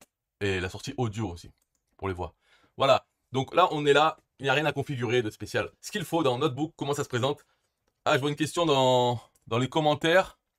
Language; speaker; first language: French; native; French